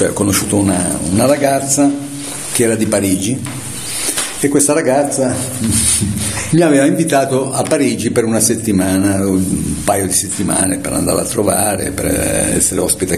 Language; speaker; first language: Italian; native; Italian